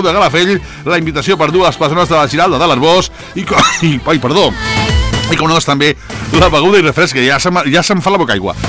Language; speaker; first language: Catalan; native; Catalan